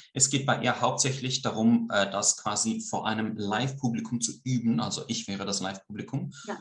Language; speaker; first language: German; early bilingual, heritage; Swiss German